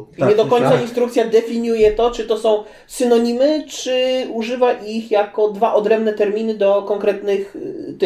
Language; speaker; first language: Polish; native; Polish